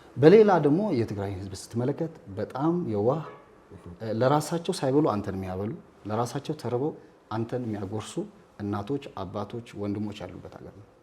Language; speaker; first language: Amharic; non-native, local second language; Tigrinya